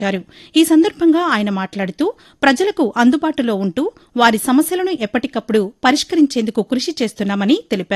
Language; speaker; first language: Telugu; native; Telugu